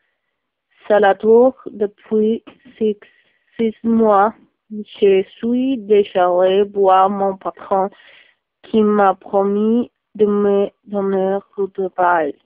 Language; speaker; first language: French; non-native, learner; Spanish